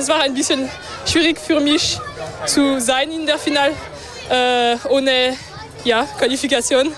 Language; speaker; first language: German; non-native, local second language; French